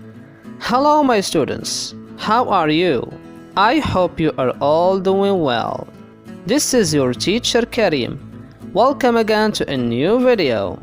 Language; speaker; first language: English; non-native, fluent; Arabic